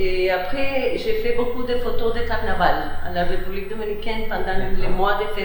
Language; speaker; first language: French; non-native, fluent; Spanish